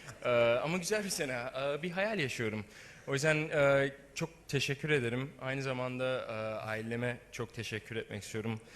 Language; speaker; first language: Turkish; early bilingual, heritage; Turkish